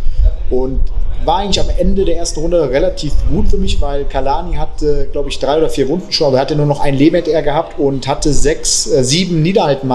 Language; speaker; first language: German; native; German